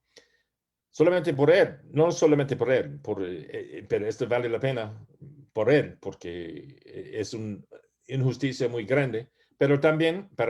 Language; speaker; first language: Spanish; non-native, learner; English